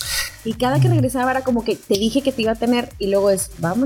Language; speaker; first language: Spanish; native; Spanish